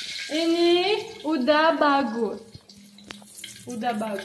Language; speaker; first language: Indonesian; non-native, learner; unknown